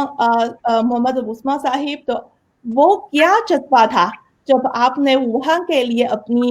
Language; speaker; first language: Hindi; non-native, fluent; Chinese